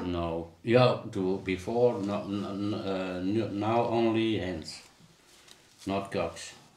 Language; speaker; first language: English; non-native, learner; Dutch